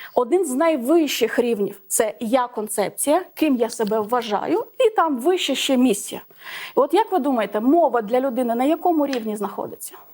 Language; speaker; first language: Ukrainian; non-native, local second language; Russian